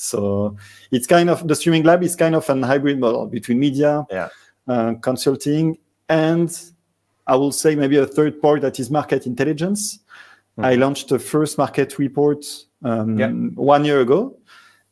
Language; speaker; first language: English; non-native, fluent; French